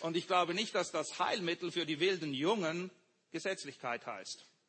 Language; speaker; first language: German; native; German